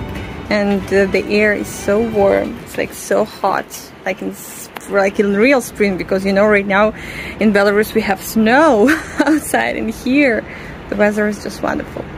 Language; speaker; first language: English; non-native, fluent; Russian